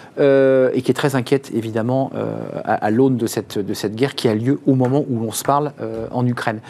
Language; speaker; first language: French; native; French